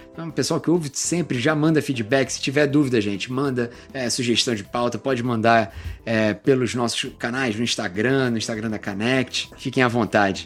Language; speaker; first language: Portuguese; native; Portuguese